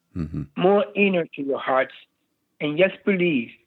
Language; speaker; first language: English; native; English